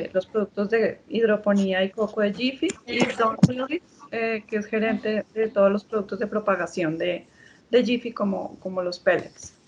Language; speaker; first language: Spanish; native; Spanish